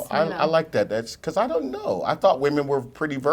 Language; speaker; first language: English; native; English